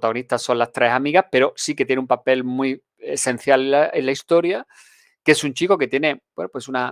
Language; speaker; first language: Spanish; native; Spanish